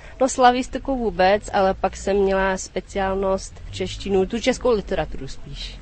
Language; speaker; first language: Czech; non-native, fluent; English